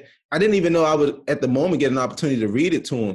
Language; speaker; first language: English; native; English